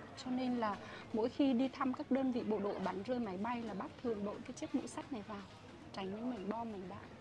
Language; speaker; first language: Vietnamese; native; Vietnamese